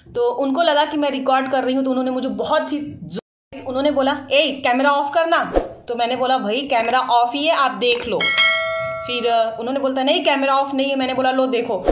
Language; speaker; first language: Hindi; native; Hindi